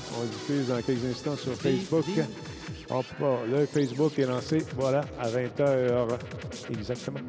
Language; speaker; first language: French; native; French